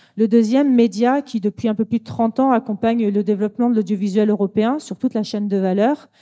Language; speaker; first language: French; native; French